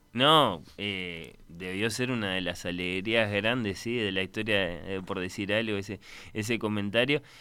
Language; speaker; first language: Spanish; native; Spanish